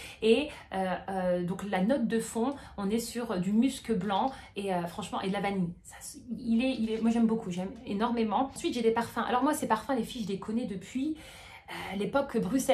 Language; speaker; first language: French; native; French